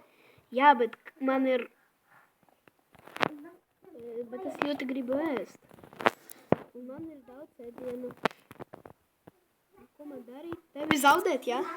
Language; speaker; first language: Latvian; non-native, local second language; Russian